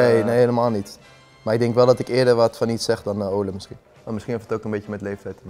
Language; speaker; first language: Dutch; native; Dutch